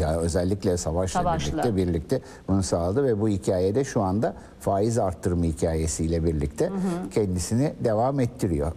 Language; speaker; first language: Turkish; native; Turkish